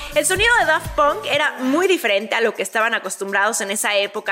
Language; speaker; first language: Spanish; native; Spanish